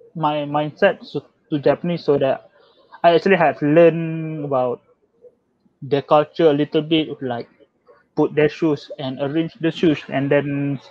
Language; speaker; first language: English; non-native, local second language; Malay